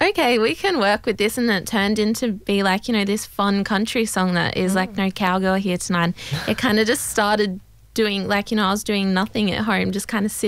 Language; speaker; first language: English; native; English